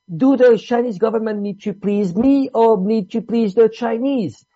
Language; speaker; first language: English; non-native, fluent; Italian